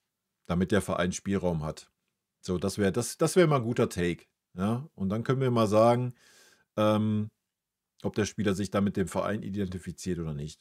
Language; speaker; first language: German; native; German